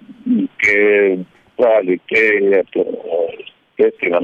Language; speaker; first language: Greek; early bilingual, heritage; Greek